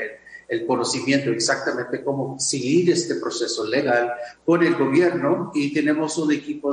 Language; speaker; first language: Spanish; non-native, fluent; English